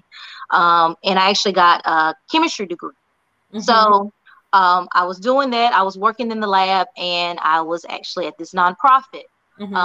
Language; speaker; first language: English; native; English